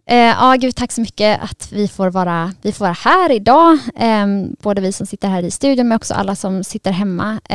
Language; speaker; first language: Swedish; native; Swedish